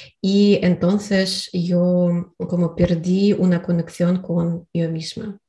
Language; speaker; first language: Spanish; non-native, learner; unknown